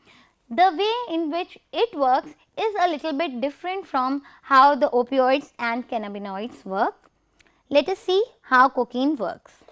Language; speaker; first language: English; non-native, local second language; Hindi